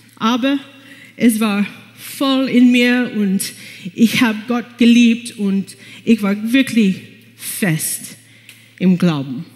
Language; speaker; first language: German; non-native, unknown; English